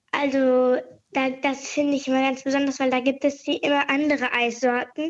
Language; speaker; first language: German; native; German